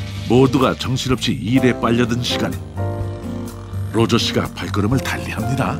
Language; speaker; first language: Korean; native; Korean